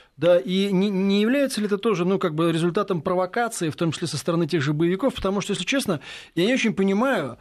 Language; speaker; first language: Russian; native; Russian